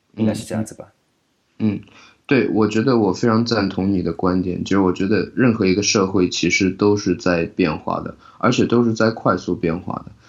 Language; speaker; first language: Chinese; non-native, fluent; Slovak